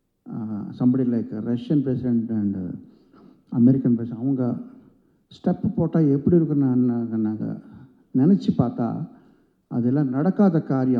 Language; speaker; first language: Tamil; non-native, local second language; Telugu